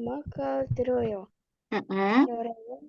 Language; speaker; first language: Korean; non-native, learner; Indonesian